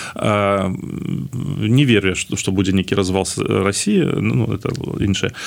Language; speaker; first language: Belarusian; non-native, local second language; Russian